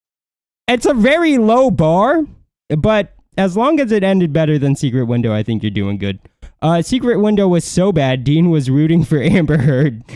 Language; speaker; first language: English; native; English